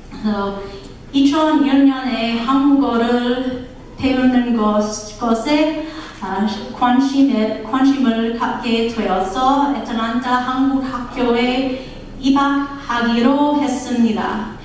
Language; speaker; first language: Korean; non-native, learner; English